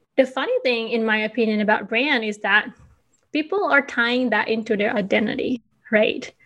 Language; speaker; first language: English; non-native, fluent; Indonesian